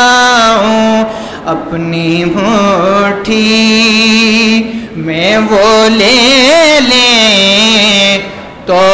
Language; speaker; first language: Urdu; native; Urdu